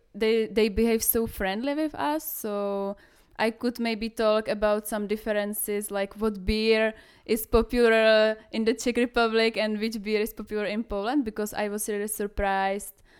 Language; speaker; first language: English; non-native, fluent; Czech